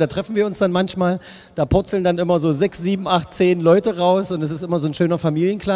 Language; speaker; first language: German; native; German